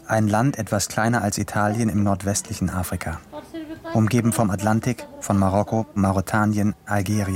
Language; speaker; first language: German; native; German